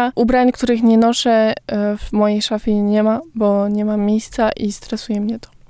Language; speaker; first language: Polish; early bilingual, heritage; Polish